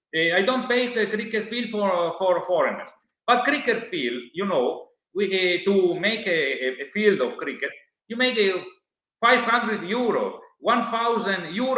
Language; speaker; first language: English; non-native, learner; Italian